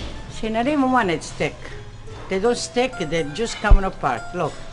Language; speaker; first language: English; non-native, fluent; Italian